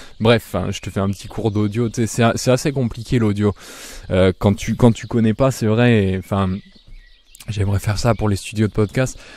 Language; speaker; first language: French; native; French